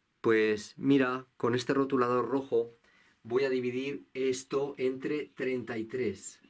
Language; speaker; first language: Spanish; native; Spanish